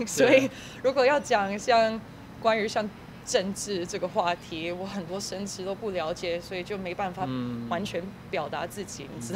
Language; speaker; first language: Chinese; early bilingual, heritage; English